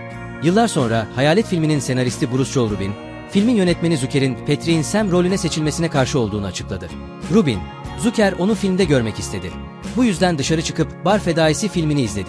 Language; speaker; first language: Turkish; native; Turkish